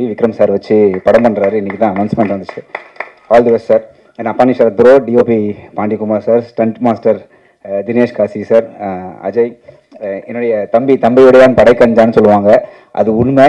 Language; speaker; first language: Tamil; native; Tamil